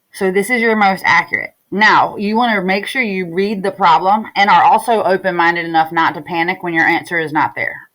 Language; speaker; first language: English; native; English